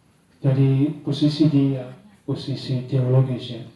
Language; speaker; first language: Indonesian; non-native, learner; Dutch